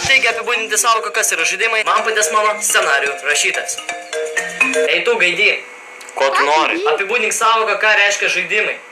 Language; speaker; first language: Lithuanian; native; Lithuanian